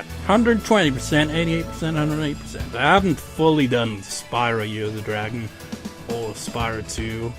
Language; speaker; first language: English; native; English